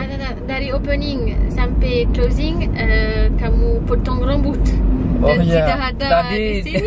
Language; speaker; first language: Indonesian; non-native, learner; French